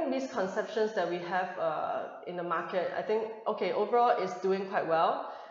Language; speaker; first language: English; non-native, local second language; Cantonese